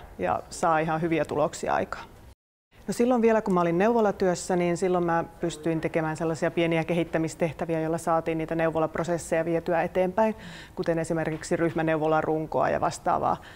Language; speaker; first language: Finnish; native; Finnish